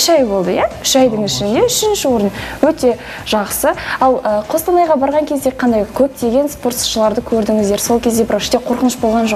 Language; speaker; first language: Kazakh; native; Kazakh